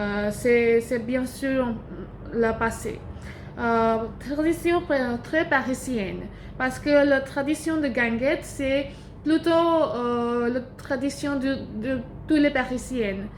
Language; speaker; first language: French; non-native, learner; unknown